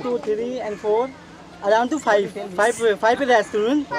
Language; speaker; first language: English; non-native, learner; Hindi